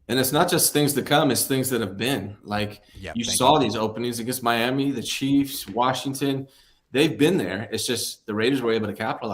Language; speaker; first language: English; native; English